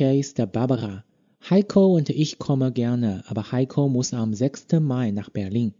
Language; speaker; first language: German; non-native, fluent; Chinese